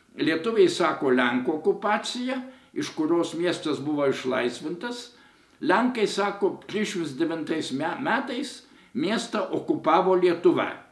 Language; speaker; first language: Lithuanian; native; Lithuanian